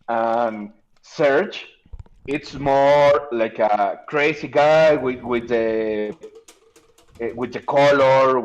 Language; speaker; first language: English; non-native, learner; Spanish